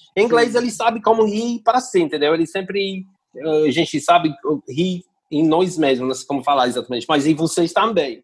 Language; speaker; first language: Portuguese; non-native, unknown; English